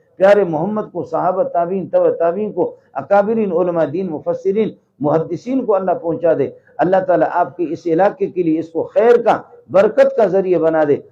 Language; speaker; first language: Urdu; non-native, local second language; Brahui